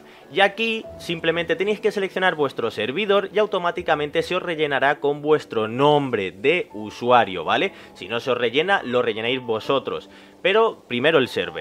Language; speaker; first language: Spanish; native; Spanish